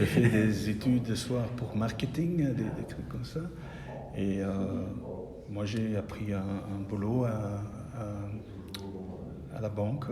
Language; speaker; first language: French; non-native, local second language; Dutch